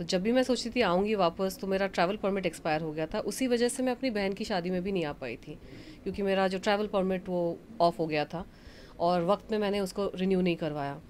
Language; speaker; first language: Hindi; non-native, local second language; Bangla